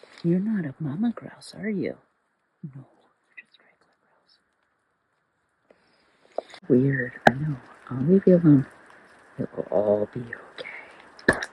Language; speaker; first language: English; native; English